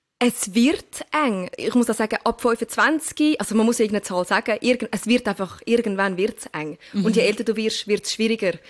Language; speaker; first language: German; early bilingual, other home language; Turkish